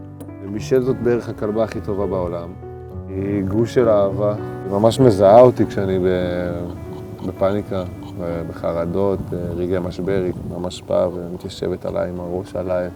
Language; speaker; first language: Hebrew; native; Hebrew